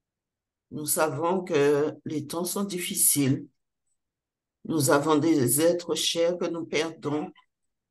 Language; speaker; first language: French; native; French